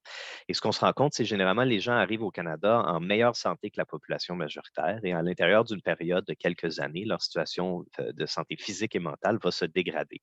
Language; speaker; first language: French; native; French